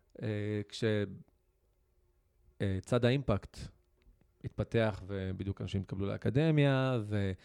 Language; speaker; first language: Hebrew; non-native, local second language; Arabic